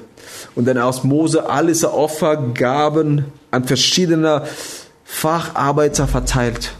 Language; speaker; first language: German; non-native, fluent; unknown